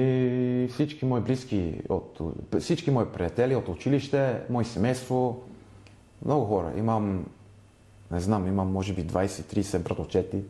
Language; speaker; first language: Bulgarian; non-native, fluent; English